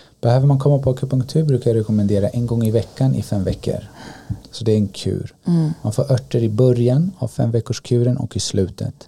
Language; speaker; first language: Swedish; early bilingual, other home language; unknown